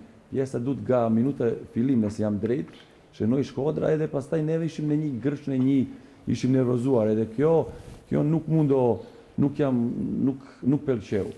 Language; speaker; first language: Albanian; non-native, learner; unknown